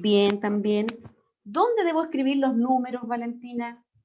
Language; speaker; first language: Spanish; native; Spanish